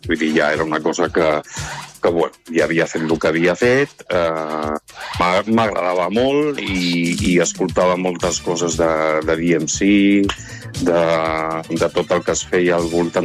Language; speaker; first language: Catalan; native; Catalan